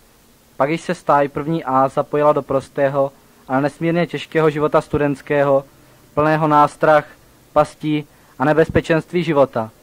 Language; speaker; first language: Czech; native; Czech